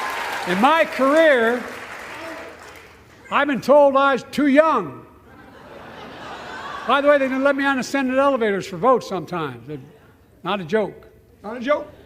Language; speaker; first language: English; native; English